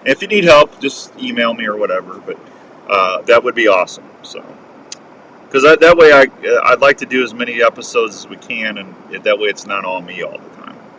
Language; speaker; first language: English; native; English